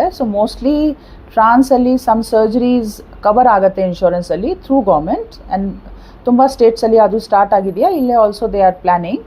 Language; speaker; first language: Kannada; non-native, learner; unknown